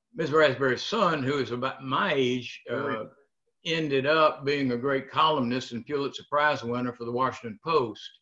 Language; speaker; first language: English; native; English